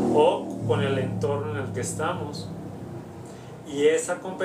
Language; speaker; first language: Spanish; native; Spanish